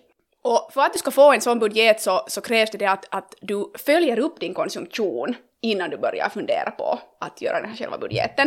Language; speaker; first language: Swedish; native; Swedish